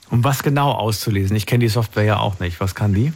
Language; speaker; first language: German; native; German